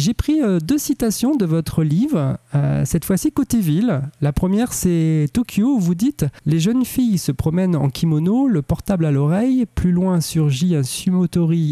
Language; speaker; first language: French; native; French